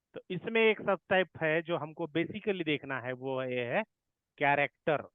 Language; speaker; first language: Hindi; non-native, local second language; Marathi